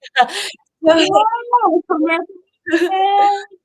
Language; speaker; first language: English; non-native, learner; Indonesian